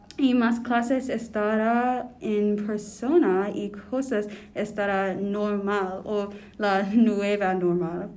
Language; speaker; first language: Spanish; non-native, learner; English